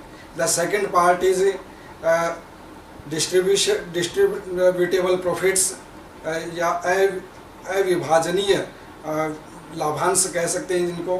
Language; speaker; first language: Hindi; native; Hindi